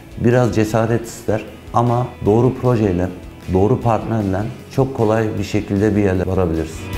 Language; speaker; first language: Turkish; early bilingual, heritage; Turkish